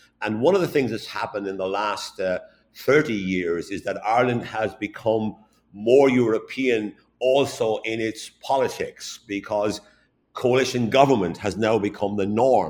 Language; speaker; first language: English; native; English